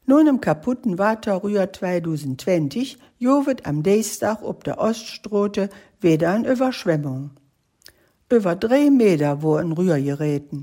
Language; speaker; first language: German; native; German